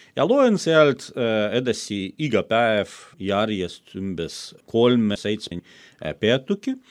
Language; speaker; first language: Estonian; non-native, fluent; Russian